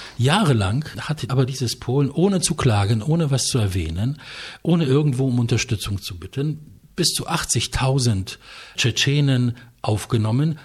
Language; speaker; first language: German; non-native, fluent; Polish